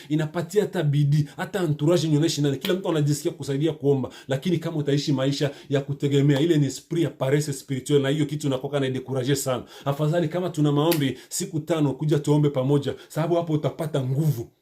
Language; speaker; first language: Swahili; native; Swahili